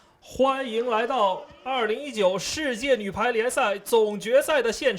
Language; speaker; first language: Chinese; native; Chinese